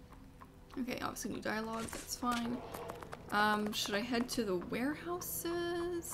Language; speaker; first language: English; native; English